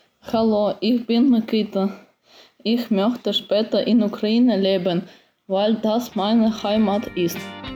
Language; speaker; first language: German; non-native, learner; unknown